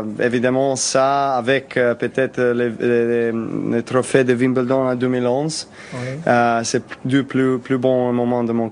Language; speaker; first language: French; non-native, learner; Serbian